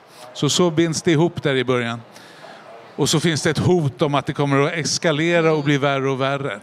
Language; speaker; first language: Swedish; native; Swedish